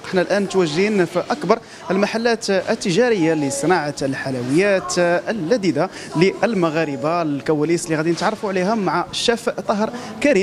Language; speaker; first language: Arabic; native; Arabic